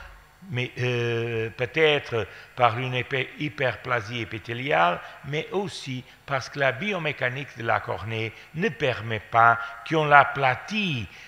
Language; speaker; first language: French; non-native, fluent; Portuguese